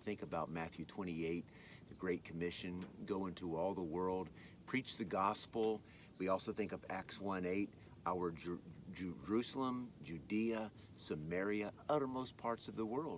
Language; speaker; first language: English; native; English